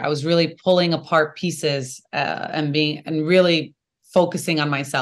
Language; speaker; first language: English; native; English